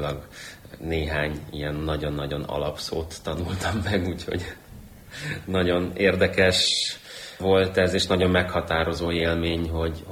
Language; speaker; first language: Hungarian; early bilingual, other home language; Ukrainian